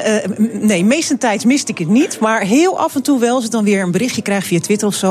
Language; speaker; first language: Dutch; native; Dutch